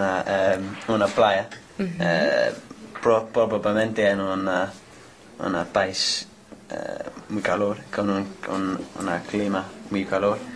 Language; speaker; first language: Spanish; non-native, learner; English